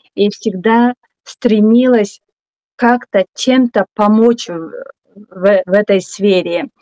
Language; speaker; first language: Russian; non-native, local second language; Kyrgyz